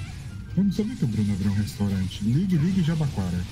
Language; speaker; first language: Portuguese; native; Portuguese